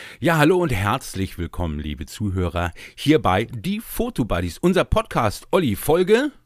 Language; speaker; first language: German; native; German